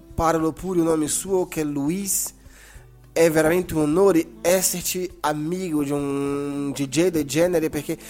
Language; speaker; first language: Italian; non-native, fluent; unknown